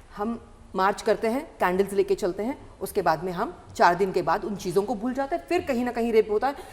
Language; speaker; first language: Hindi; non-native, local second language; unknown